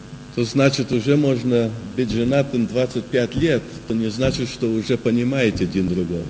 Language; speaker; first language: Russian; early bilingual, heritage; Russian